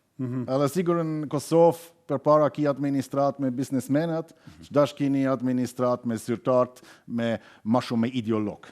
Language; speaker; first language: Albanian; non-native, learner; German